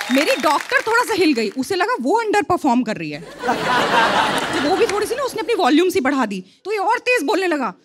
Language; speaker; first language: Hindi; native; Hindi